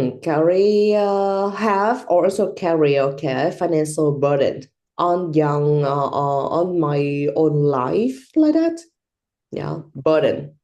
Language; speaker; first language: English; non-native, learner; Vietnamese